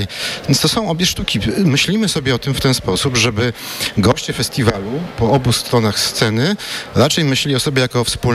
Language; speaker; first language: Polish; native; Polish